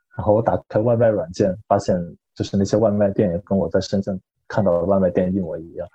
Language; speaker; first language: Chinese; native; Chinese